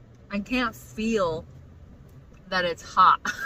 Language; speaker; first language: English; early bilingual, other home language; Spanish